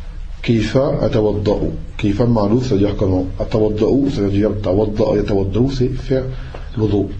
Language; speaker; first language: Arabic; non-native, fluent; French